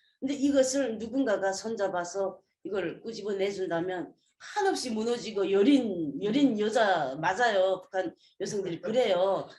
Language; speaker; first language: Korean; native; Korean